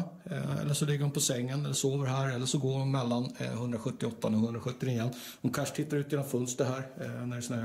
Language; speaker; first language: Swedish; native; Swedish